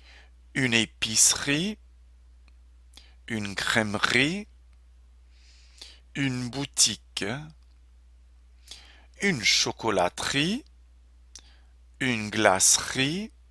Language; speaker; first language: French; non-native, fluent; English